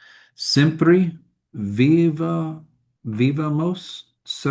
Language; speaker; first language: Spanish; non-native, learner; English